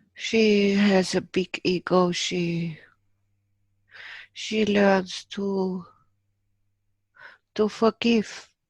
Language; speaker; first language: English; non-native, fluent; German